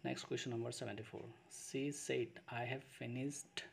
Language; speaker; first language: English; non-native, local second language; Assamese